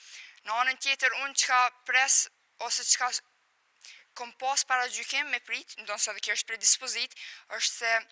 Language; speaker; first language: Albanian; native; Albanian